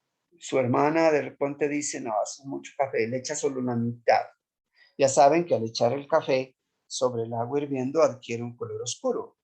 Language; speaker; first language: Spanish; native; Spanish